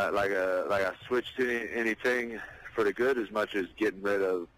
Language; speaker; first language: English; native; English